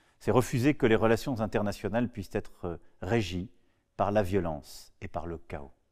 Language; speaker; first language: French; native; French